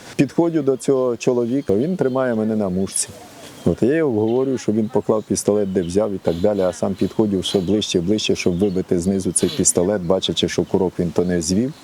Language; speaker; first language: Ukrainian; native; Ukrainian